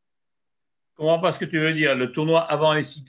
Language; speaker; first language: French; native; French